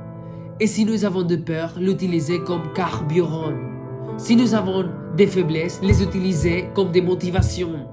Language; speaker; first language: French; non-native, fluent; Spanish